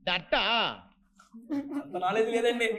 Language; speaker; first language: Telugu; native; Telugu